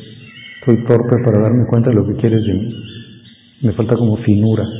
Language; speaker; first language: Spanish; native; Spanish